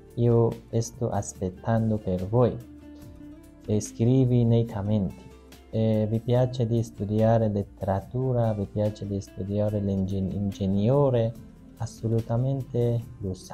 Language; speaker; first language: Italian; non-native, learner; Persian